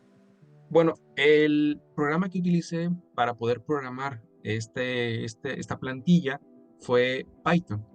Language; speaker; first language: Spanish; native; Spanish